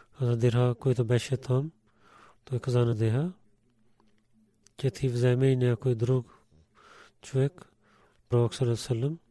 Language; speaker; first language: Bulgarian; non-native, learner; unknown